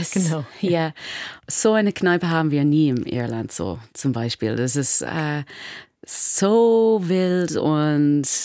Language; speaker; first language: German; non-native, learner; English